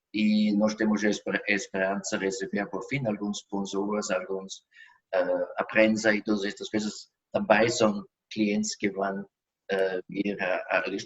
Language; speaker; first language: Portuguese; non-native, fluent; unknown